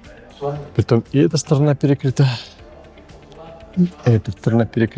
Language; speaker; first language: Russian; native; Russian